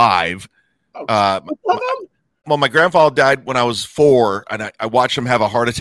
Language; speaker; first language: English; native; English